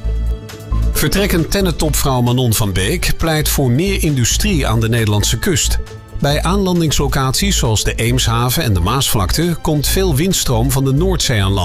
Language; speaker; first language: Dutch; native; Dutch